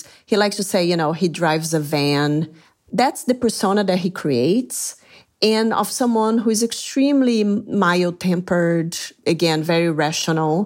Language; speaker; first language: English; non-native, fluent; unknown